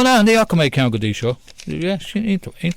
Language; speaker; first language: Irish; non-native, local second language; English